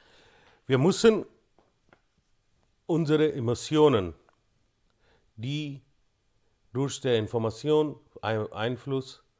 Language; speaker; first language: German; non-native, fluent; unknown